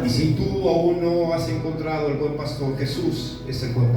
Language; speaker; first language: Spanish; native; Spanish